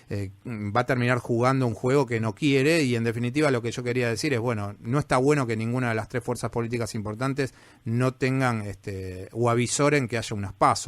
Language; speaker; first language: Spanish; native; Spanish